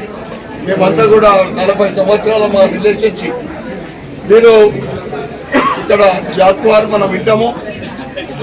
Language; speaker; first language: Telugu; native; Telugu